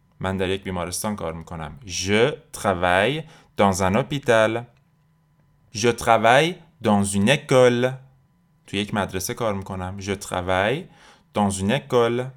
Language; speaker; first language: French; non-native, fluent; Persian